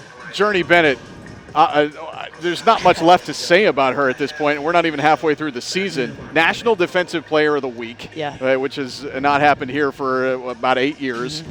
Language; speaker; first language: English; native; English